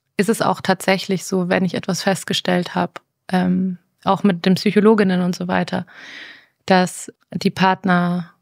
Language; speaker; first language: German; native; German